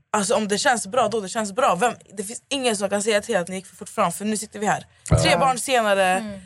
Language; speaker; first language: Swedish; native; Swedish